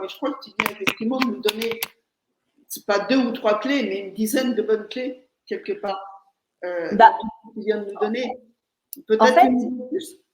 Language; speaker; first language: French; native; French